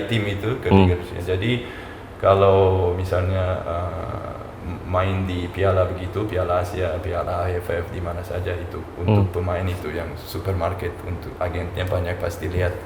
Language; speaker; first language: Indonesian; non-native, fluent; Uzbek